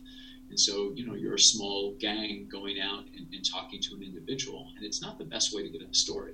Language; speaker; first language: English; native; English